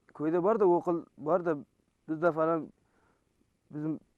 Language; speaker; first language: Turkish; non-native, learner; Persian